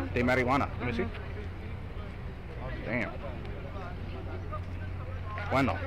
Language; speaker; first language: Spanish; non-native, learner; English